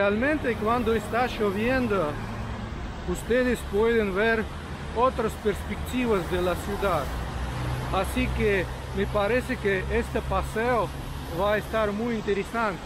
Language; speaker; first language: Spanish; non-native, fluent; Russian